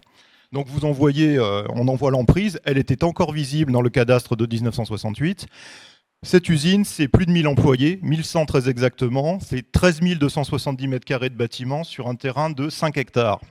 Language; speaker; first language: French; native; French